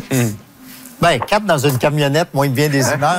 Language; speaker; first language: French; native; French